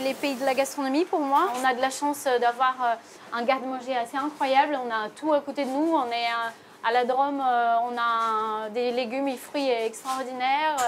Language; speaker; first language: French; non-native, fluent; Portuguese